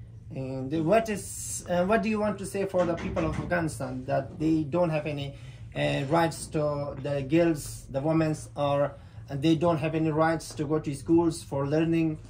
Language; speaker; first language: English; non-native, learner; Persian